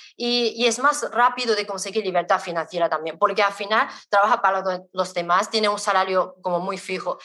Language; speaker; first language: Spanish; non-native, fluent; Chinese